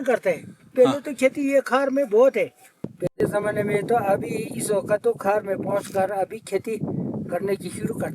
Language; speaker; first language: Hindi; non-native, local second language; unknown